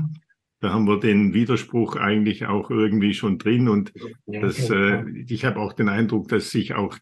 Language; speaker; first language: German; native; German